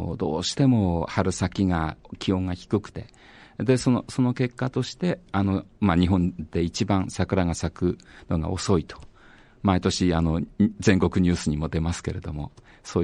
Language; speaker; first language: Japanese; native; Japanese